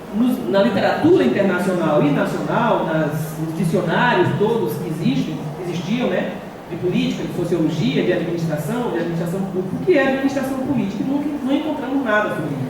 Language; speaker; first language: Portuguese; native; Portuguese